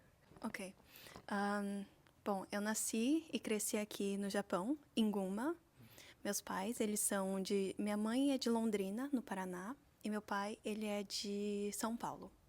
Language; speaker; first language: Portuguese; early bilingual, heritage; Portuguese